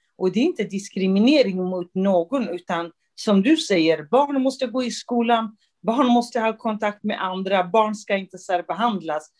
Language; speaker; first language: Swedish; non-native, fluent; Kurdish